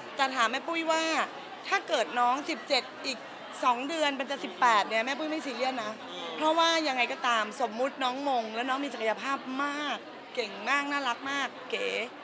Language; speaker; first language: Thai; native; Thai